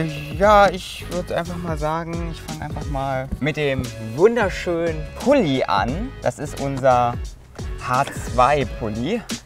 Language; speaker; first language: German; native; German